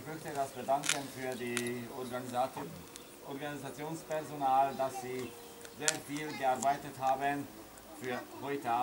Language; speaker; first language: German; non-native, learner; Hungarian